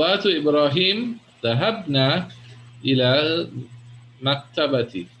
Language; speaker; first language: Arabic; non-native, fluent; English